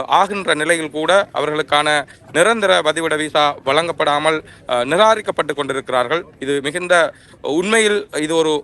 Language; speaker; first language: Tamil; native; Tamil